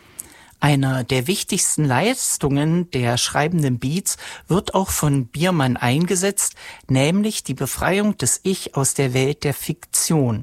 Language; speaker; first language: German; native; German